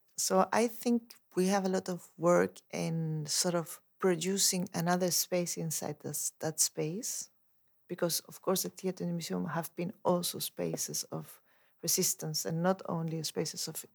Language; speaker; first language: English; non-native, fluent; Spanish